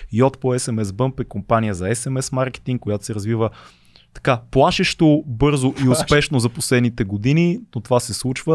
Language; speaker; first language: Bulgarian; native; Bulgarian